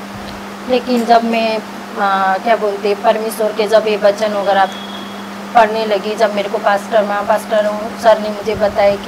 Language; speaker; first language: Hindi; non-native, local second language; Nepali